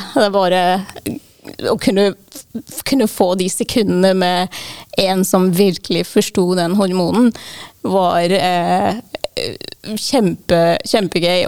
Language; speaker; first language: Norwegian; non-native, fluent; English